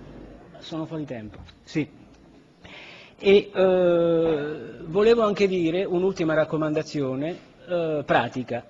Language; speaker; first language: Italian; native; Italian